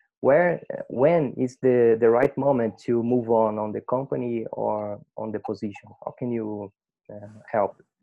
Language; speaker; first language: English; non-native, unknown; Portuguese